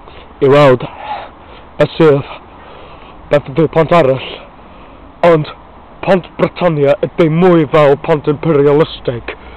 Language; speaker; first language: Welsh; non-native, learner; English